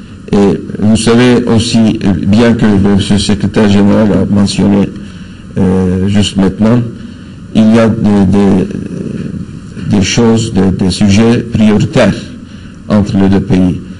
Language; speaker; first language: French; non-native, fluent; Turkish